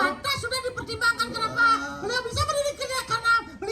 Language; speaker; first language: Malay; non-native, local second language; Balinese